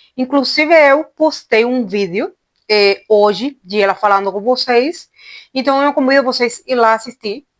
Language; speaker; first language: Portuguese; non-native, fluent; Spanish